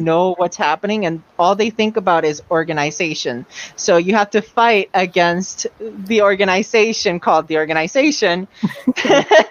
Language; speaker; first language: English; non-native, local second language; Spanish